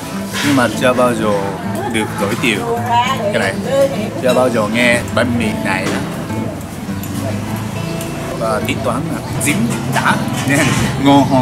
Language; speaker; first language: Vietnamese; non-native, learner; Japanese